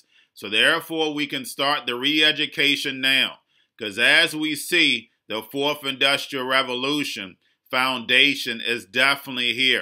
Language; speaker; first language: English; native; English